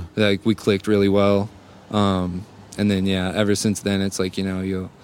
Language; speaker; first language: English; native; English